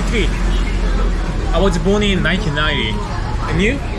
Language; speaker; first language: English; non-native, learner; Korean